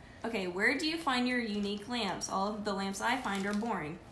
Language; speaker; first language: English; native; English